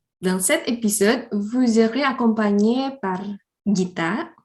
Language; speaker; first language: French; non-native, learner; Indonesian